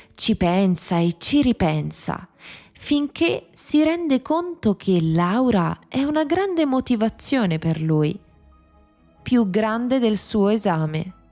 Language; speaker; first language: Italian; native; Italian